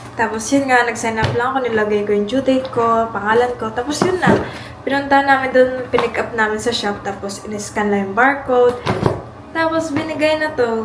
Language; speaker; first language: Filipino; native; Filipino